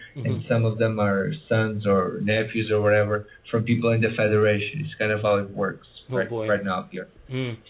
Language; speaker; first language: English; early bilingual, other home language; Portuguese